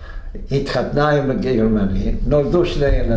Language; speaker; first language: Hebrew; non-native, fluent; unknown